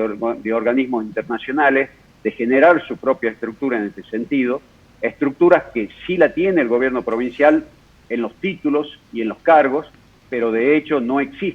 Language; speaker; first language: Spanish; native; Spanish